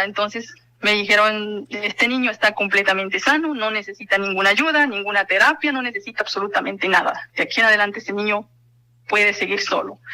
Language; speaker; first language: Spanish; native; Spanish